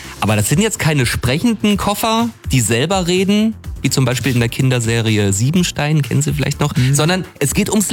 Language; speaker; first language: German; native; German